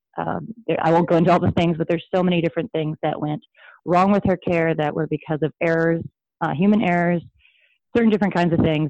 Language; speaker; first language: English; native; English